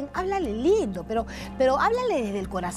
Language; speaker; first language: Spanish; native; Spanish